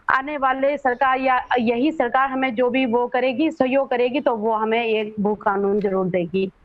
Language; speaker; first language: Hindi; native; Hindi